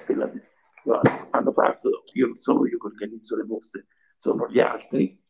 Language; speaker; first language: Italian; native; Italian